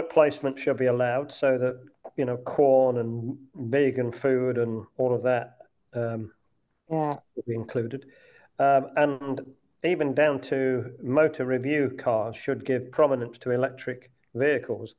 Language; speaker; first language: English; native; English